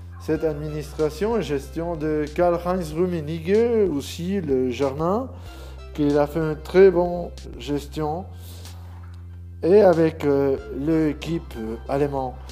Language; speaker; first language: French; non-native, learner; Spanish